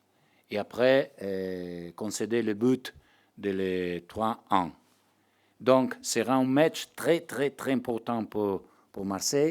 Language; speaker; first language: French; non-native, learner; Italian